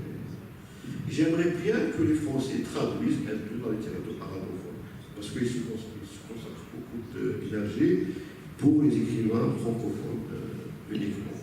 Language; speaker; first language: French; non-native, local second language; Arabic